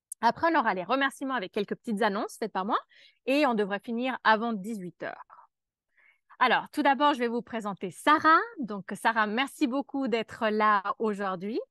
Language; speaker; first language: French; native; French